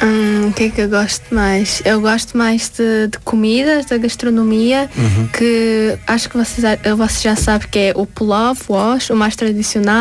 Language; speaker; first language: Portuguese; early bilingual, other home language; Tajik